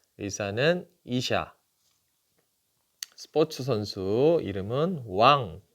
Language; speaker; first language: Korean; native; Korean